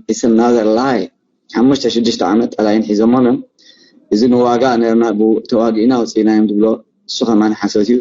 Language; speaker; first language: Tigrinya; non-native, local second language; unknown